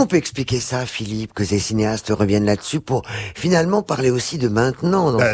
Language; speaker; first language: French; native; French